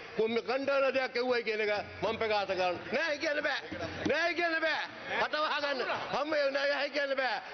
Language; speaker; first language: Sinhala; native; Sinhala